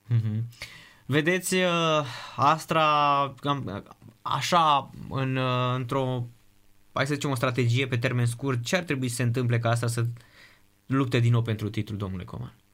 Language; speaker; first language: Romanian; native; Romanian